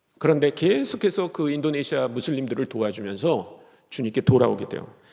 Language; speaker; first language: Korean; native; Korean